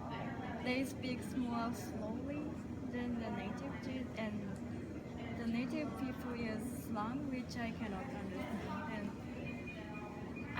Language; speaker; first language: English; non-native, learner; Japanese